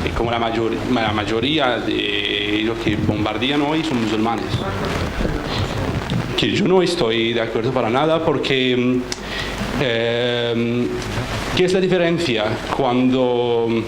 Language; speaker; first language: Spanish; non-native, fluent; Arabic